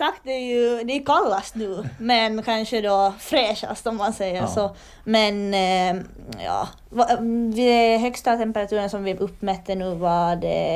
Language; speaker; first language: Swedish; native; Swedish